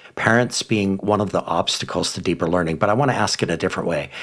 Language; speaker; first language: English; native; English